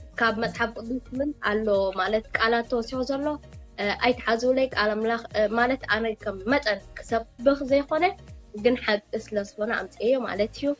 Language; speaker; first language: Tigrinya; early bilingual, heritage; Tigrinya